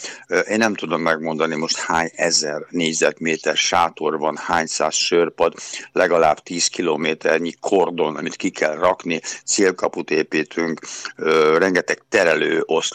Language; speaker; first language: Hungarian; native; Hungarian